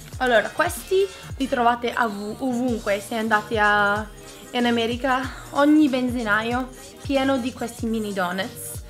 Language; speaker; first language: Italian; early bilingual, heritage; English